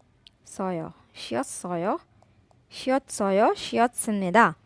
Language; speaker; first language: Korean; non-native, fluent; Urdu